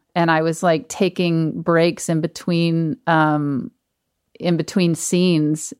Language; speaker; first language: English; native; English